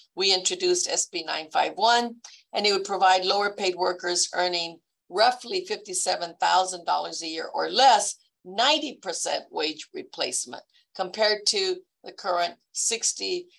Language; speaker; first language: English; early bilingual, other home language; Spanish